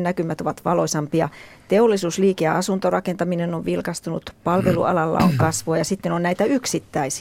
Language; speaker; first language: Finnish; native; Finnish